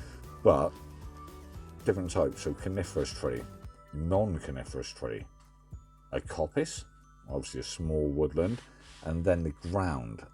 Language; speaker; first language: English; native; English